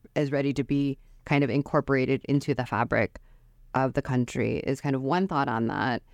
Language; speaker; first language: English; native; English